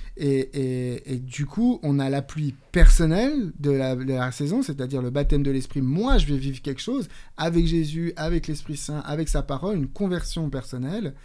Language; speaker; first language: French; native; French